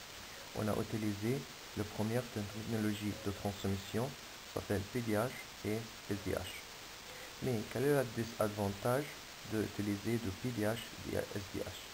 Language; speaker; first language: French; non-native, fluent; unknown